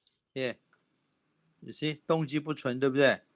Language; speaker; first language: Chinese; native; Chinese